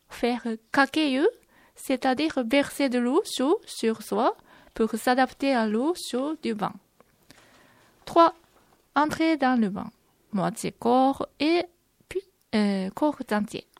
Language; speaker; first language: French; non-native, fluent; Japanese